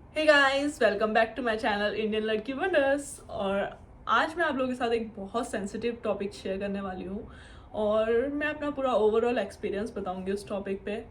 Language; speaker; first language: Hindi; native; Hindi